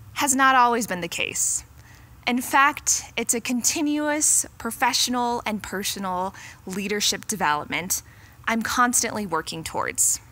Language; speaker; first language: English; native; English